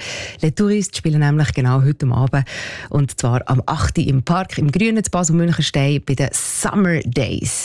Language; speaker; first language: German; native; German